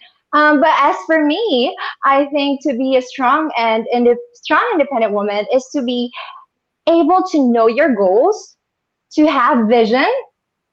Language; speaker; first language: English; non-native, local second language; Bikol